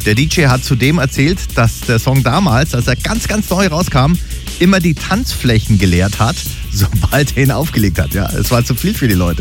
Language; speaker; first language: German; native; German